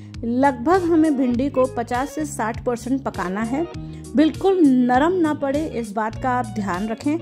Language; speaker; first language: Hindi; native; Hindi